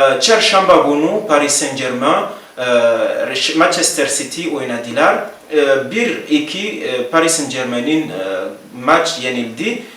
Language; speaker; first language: Turkish; non-native, learner; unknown